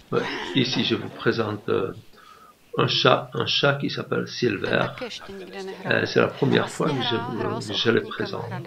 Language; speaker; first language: French; non-native, fluent; Czech